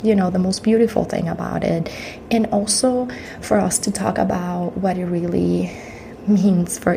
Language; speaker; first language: English; non-native, fluent; Spanish